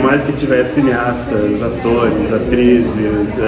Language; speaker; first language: Portuguese; native; Portuguese